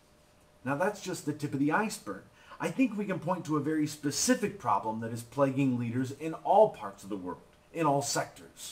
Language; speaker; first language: English; native; English